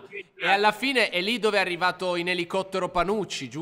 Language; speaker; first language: Italian; native; Italian